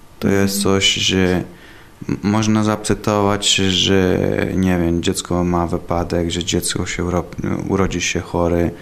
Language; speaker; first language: Polish; non-native, learner; Italian